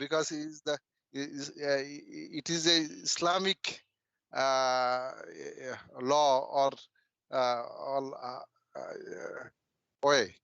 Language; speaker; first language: English; non-native, learner; Bangla